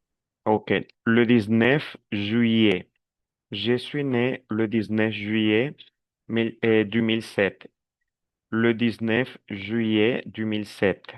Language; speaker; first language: French; non-native, fluent; Spanish